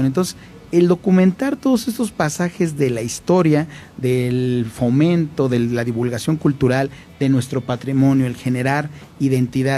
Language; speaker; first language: Spanish; native; Spanish